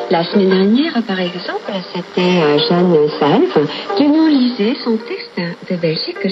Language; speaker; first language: French; native; French